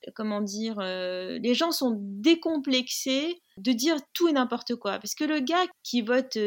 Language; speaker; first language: French; non-native, local second language; Arabic